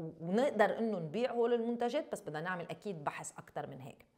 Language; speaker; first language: Arabic; native; Arabic